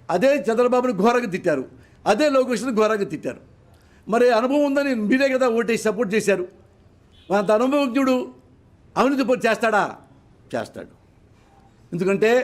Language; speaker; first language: Telugu; native; Telugu